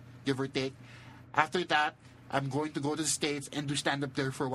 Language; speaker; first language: English; non-native, local second language; Filipino